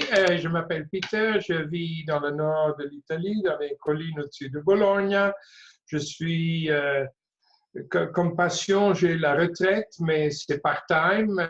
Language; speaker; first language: French; non-native, fluent; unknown